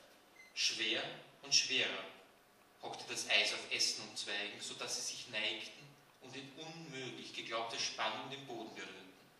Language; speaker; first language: German; native; German